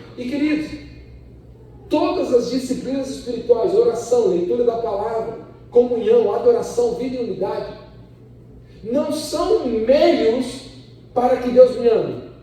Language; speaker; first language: Portuguese; early bilingual, other home language; Spanish